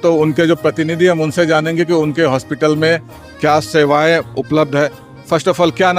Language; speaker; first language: Hindi; native; Hindi